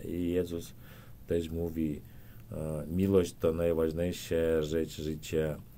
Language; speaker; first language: Polish; non-native, learner; Turkmen